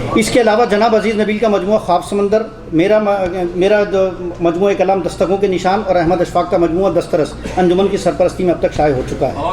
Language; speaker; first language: Urdu; native; Urdu